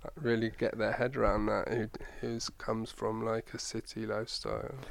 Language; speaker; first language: English; native; English